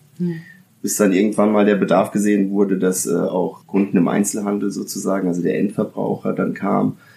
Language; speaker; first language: German; early bilingual, other home language; Italian